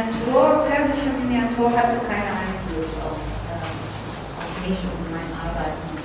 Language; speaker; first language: German; non-native, learner; Persian